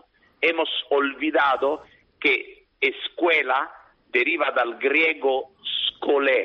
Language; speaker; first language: Spanish; non-native, fluent; Italian